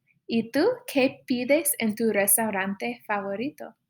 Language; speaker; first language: Spanish; non-native, fluent; English